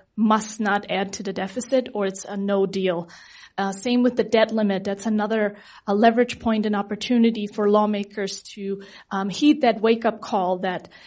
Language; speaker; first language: English; non-native, fluent; German